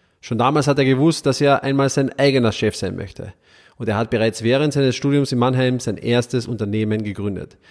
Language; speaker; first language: German; native; German